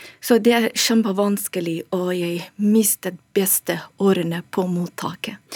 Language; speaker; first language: Norwegian; non-native, learner; Persian